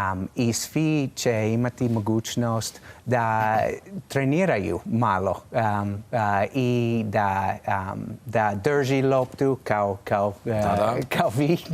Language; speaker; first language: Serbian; non-native, learner; English